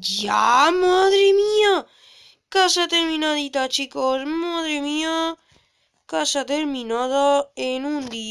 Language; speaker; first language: Spanish; native; Spanish